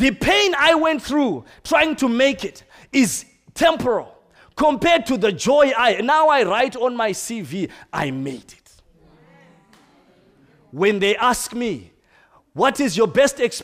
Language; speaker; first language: English; non-native, local second language; Shona